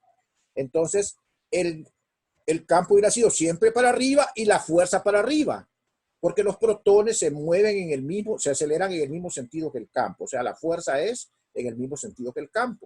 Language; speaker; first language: Spanish; native; Spanish